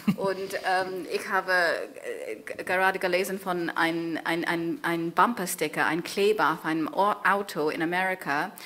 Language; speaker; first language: German; non-native, fluent; English